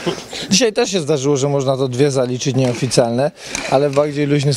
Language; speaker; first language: Polish; native; Polish